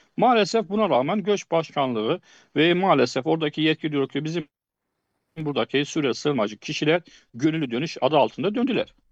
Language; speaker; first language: Turkish; non-native, fluent; Arabic